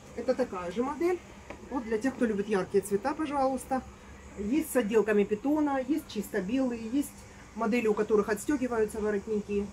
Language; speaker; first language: Russian; native; Russian